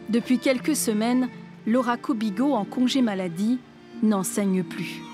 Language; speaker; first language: French; native; French